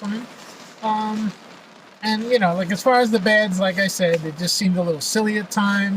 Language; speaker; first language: English; native; English